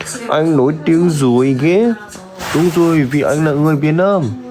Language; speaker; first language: Vietnamese; non-native, learner; Korean